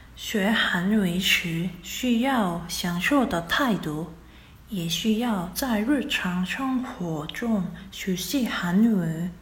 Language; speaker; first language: Chinese; non-native, fluent; Korean